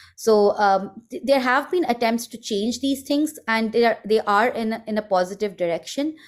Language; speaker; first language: English; non-native, local second language; Hindi